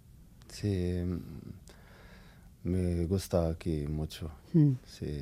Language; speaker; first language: Spanish; non-native, learner; Arabic